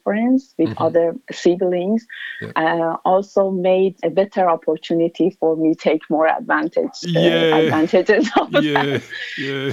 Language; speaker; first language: English; non-native, fluent; Persian